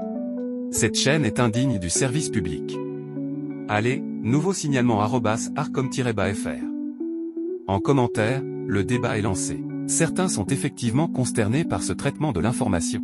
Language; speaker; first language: French; native; French